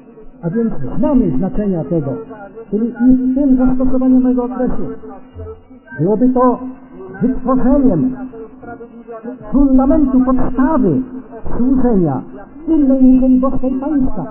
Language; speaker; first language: Polish; native; Polish